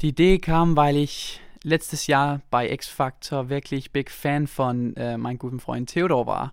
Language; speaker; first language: German; non-native, local second language; Danish